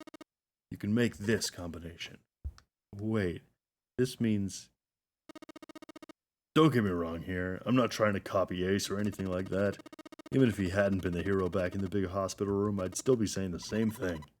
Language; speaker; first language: English; native; English